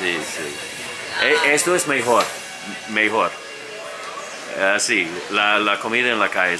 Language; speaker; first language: Spanish; non-native, learner; English